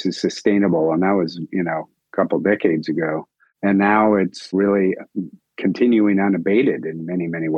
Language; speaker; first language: English; native; English